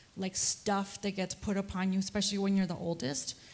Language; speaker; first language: English; early bilingual, other home language; Spanish